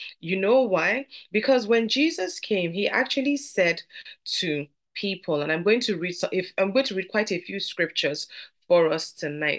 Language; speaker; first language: English; non-native, local second language; Yoruba